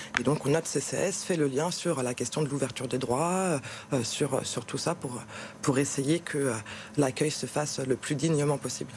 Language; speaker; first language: French; native; French